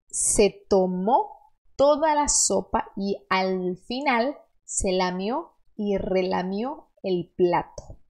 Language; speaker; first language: Spanish; non-native, fluent; Portuguese